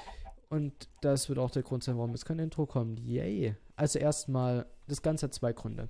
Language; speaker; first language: German; native; German